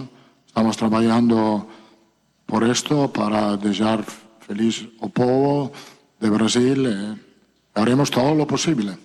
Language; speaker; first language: Spanish; non-native, fluent; Italian